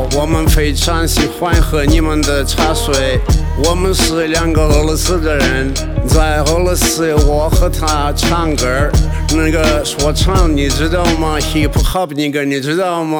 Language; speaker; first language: Chinese; non-native, learner; Russian